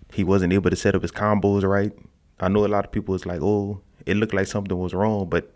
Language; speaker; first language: English; native; English